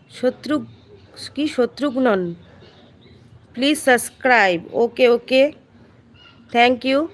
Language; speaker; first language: Hindi; non-native, local second language; Bangla